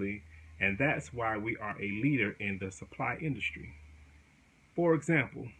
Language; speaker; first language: English; native; English